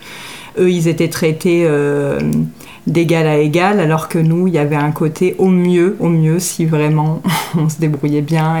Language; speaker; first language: French; native; French